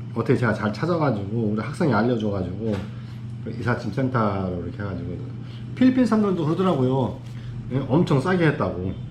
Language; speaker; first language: Korean; native; Korean